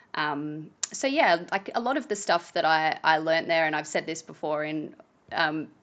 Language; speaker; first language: English; native; English